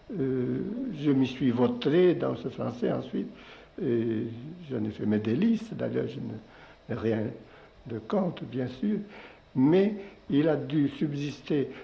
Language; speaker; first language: French; non-native, local second language; Occitan